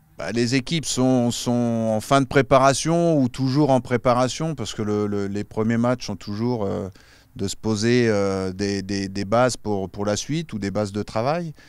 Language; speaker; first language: French; native; French